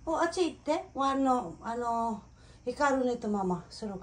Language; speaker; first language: Japanese; non-native, learner; Filipino